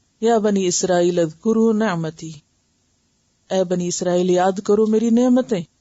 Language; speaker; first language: Urdu; native; Urdu